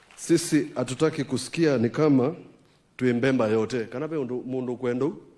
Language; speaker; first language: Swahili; non-native, local second language; Kamba